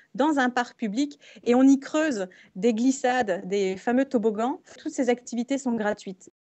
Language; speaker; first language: French; native; French